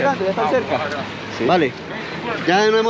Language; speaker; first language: Spanish; native; Spanish